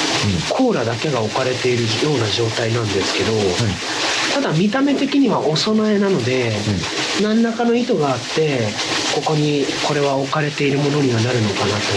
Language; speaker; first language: Japanese; native; Japanese